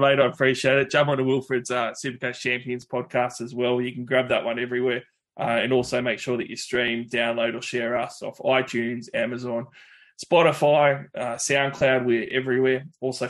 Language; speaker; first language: English; native; English